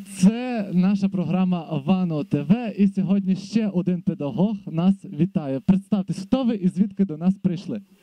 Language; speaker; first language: Ukrainian; native; Ukrainian